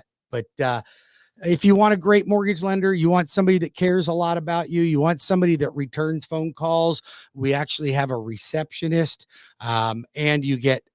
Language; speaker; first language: English; native; English